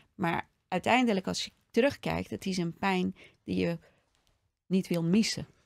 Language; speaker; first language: Dutch; non-native, fluent; Persian